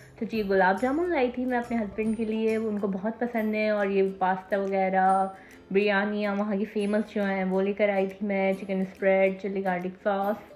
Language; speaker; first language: Urdu; native; Urdu